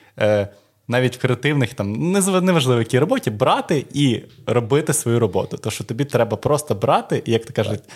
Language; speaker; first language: Ukrainian; native; Ukrainian